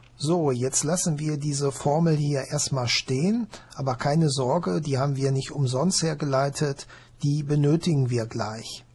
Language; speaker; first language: German; native; German